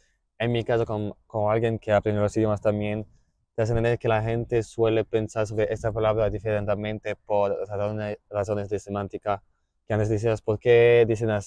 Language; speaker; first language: Spanish; non-native, fluent; German